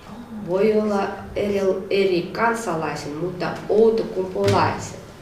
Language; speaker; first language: Finnish; non-native, learner; Russian